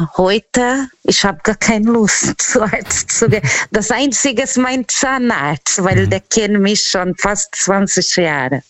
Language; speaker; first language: German; non-native, fluent; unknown